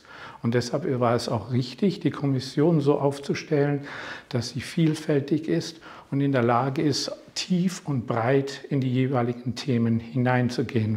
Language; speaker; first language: German; non-native, fluent; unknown